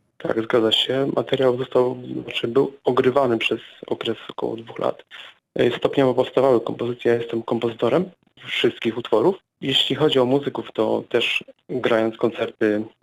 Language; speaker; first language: Polish; native; Polish